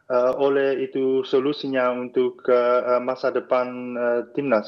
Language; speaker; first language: Indonesian; non-native, fluent; Dutch